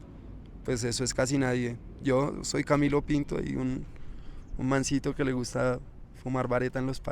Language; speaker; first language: Spanish; native; Spanish